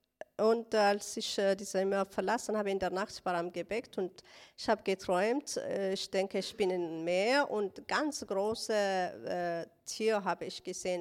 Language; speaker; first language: German; non-native, learner; Tigrinya